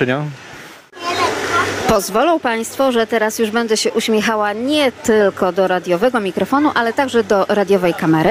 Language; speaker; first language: Polish; native; Polish